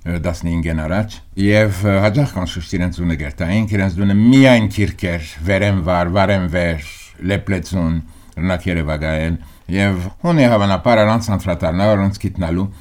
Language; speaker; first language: Armenian; early bilingual, heritage; Armenian